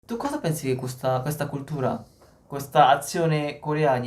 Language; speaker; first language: Italian; non-native, learner; Korean